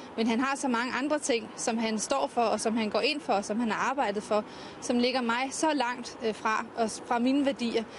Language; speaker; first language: Danish; native; Danish